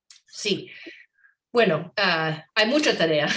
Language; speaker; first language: Spanish; non-native, learner; English